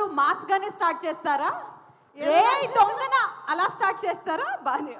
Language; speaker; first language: Telugu; native; Telugu